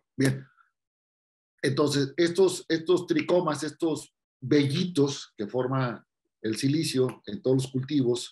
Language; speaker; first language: Spanish; native; Spanish